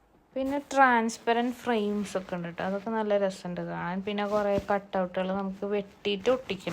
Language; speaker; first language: Malayalam; native; Malayalam